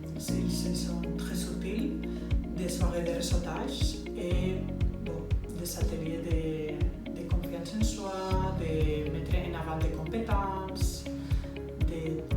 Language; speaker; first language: French; non-native, fluent; Spanish